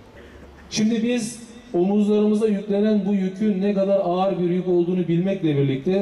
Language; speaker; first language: Turkish; native; Turkish